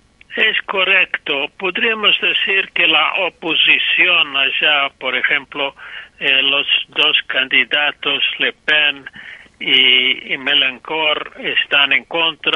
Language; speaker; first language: Spanish; non-native, fluent; English